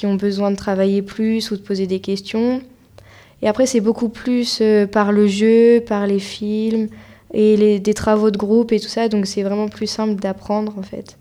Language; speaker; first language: French; native; French